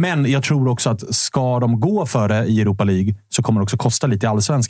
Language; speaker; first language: Swedish; native; Swedish